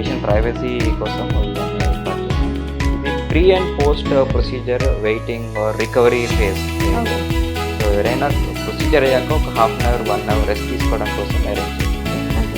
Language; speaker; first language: Telugu; native; Telugu